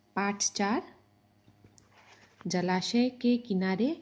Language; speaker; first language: Hindi; non-native, local second language; Assamese